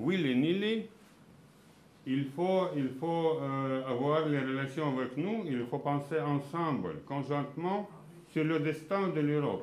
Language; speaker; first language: French; non-native, fluent; Russian